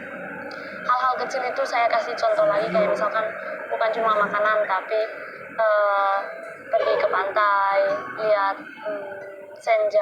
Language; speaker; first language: Indonesian; non-native, fluent; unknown